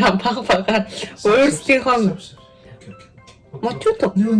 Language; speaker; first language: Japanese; non-native, fluent; Mongolian